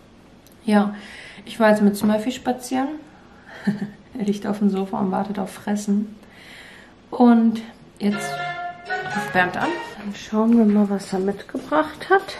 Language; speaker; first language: German; native; German